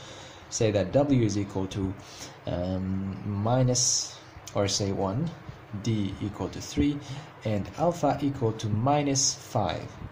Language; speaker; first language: English; non-native, fluent; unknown